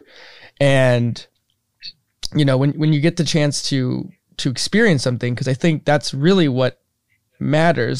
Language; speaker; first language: English; native; English